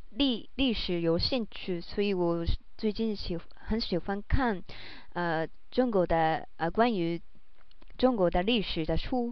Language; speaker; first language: Chinese; non-native, learner; Japanese